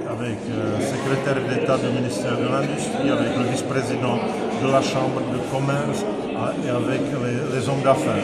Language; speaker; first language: French; non-native, fluent; Czech